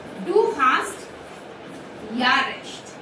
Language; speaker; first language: German; non-native, fluent; Hindi